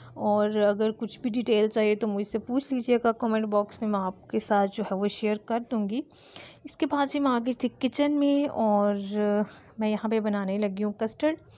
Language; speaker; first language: Hindi; native; Hindi